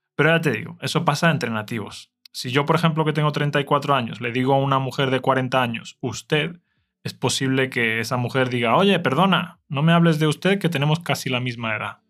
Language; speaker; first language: Spanish; native; Spanish